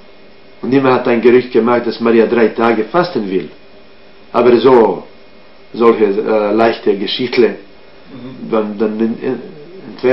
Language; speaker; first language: German; non-native, fluent; Croatian